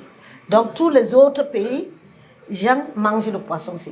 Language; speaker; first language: French; non-native, learner; English